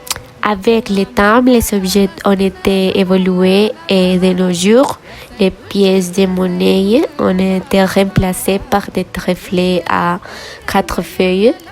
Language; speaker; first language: French; non-native, learner; Spanish